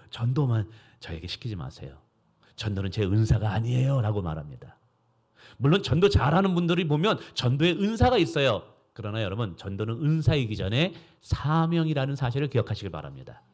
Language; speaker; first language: Korean; native; Korean